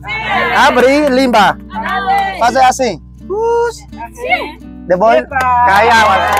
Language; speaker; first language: Portuguese; non-native, learner; Vietnamese